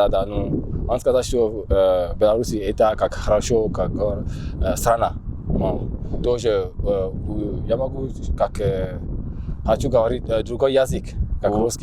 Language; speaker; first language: Russian; non-native, learner; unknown